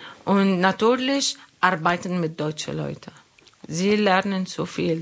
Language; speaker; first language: German; non-native, learner; Arabic